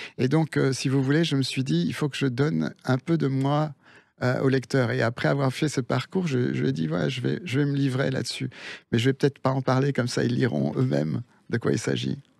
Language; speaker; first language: French; early bilingual, other home language; Spanish